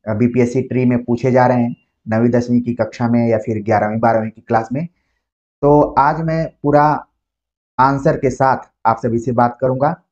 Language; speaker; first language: Hindi; native; Hindi